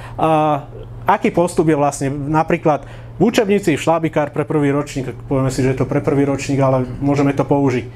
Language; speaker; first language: Slovak; native; Slovak